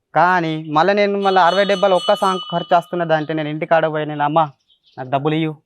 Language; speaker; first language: Telugu; non-native, local second language; Gondi